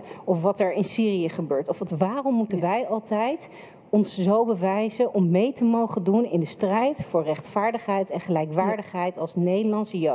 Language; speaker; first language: Dutch; native; Dutch